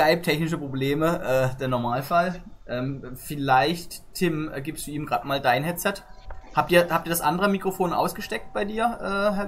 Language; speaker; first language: German; native; German